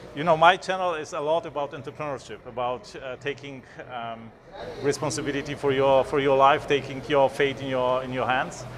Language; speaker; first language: English; non-native, fluent; Polish